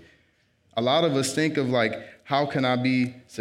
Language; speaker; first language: English; native; English